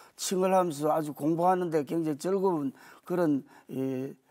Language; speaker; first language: Korean; native; Korean